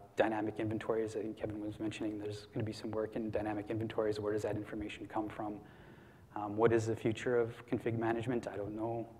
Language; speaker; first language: English; native; English